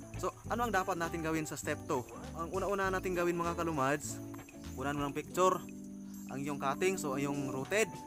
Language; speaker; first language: Filipino; non-native, local second language; Cebuano